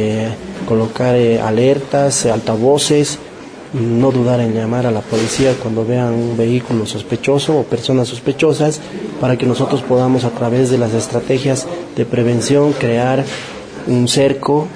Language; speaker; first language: Spanish; native; Spanish